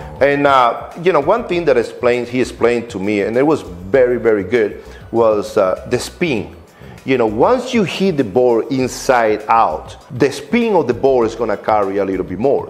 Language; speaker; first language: English; non-native, fluent; Spanish